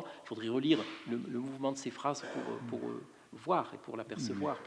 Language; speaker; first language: French; native; French